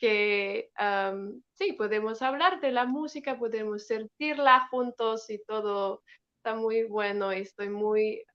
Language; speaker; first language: Spanish; non-native, learner; German